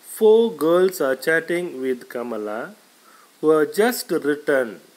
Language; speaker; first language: English; non-native, local second language; Tamil